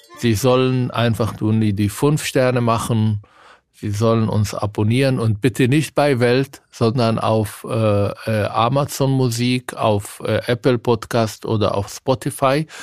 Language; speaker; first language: German; non-native, fluent; Arabic